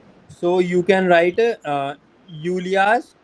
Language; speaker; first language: English; non-native, local second language; Hindi